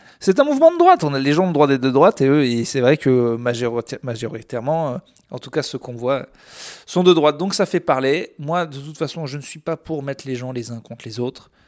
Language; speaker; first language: French; native; French